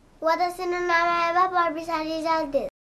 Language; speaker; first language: Japanese; non-native, learner; Nepali